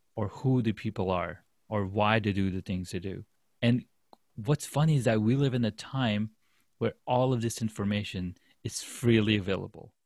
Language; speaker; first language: English; non-native, fluent; Urdu